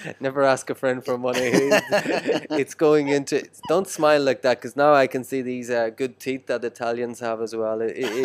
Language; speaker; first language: English; native; English